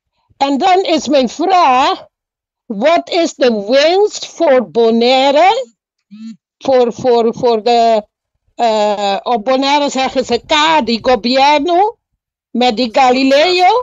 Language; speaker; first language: Dutch; non-native, local second language; Papiamento